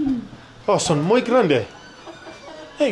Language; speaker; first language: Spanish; non-native, learner; English